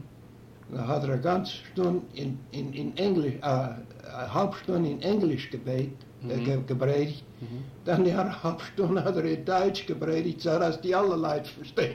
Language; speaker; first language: German; early bilingual, heritage; German